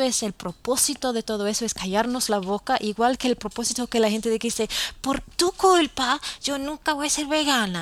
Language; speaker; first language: Spanish; non-native, fluent; English